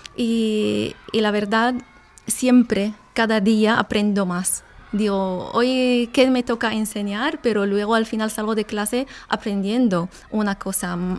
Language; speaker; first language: Spanish; non-native, fluent; Arabic